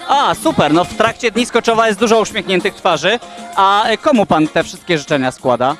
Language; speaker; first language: Polish; native; Polish